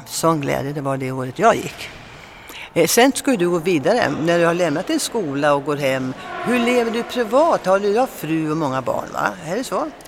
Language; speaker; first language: Swedish; native; Swedish